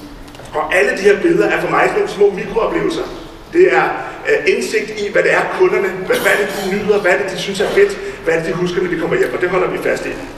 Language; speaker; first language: Danish; native; Danish